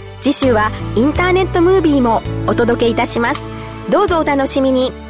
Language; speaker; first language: Japanese; native; Japanese